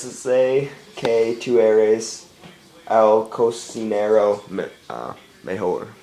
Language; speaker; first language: Spanish; non-native, learner; English